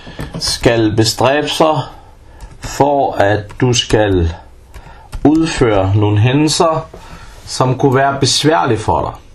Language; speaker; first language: Danish; non-native, fluent; Arabic